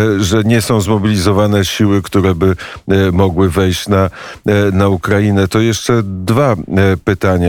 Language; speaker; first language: Polish; non-native, fluent; Ukrainian